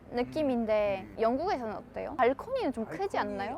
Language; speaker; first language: Korean; non-native, fluent; Polish